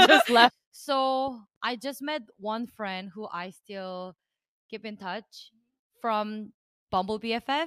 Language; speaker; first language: English; non-native, fluent; Korean